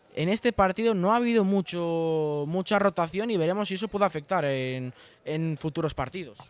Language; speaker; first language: Spanish; non-native, local second language; Galician